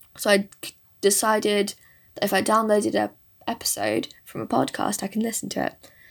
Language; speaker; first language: English; early bilingual, other home language; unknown